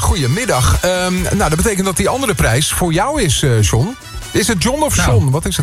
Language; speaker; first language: Dutch; native; Dutch